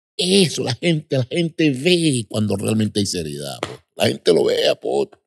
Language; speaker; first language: Spanish; native; Spanish